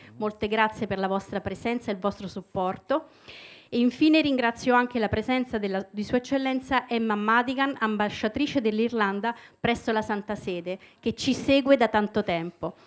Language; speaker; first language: Italian; native; Italian